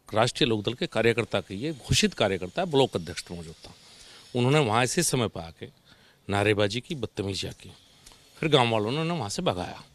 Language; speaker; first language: Hindi; native; Hindi